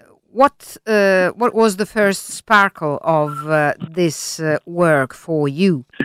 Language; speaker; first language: English; non-native, fluent; Italian